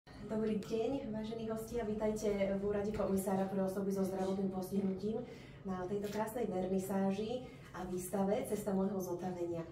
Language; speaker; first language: Slovak; native; Slovak